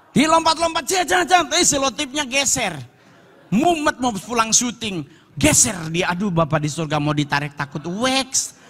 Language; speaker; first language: Indonesian; native; Indonesian